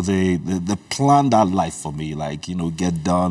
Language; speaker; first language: English; early bilingual, other home language; Igbo